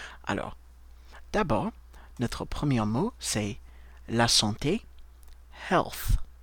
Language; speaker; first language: French; non-native, fluent; English